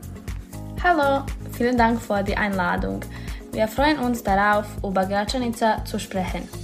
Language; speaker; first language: German; non-native, learner; Bosnian